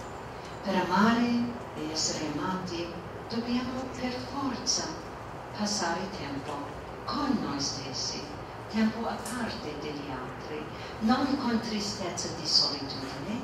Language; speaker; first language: Italian; non-native, fluent; English